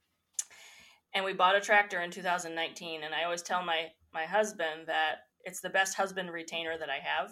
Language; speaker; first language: English; native; English